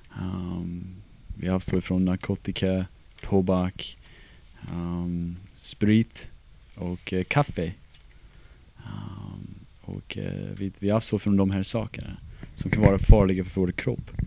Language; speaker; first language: Swedish; non-native, fluent; English